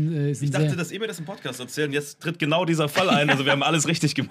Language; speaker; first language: German; native; German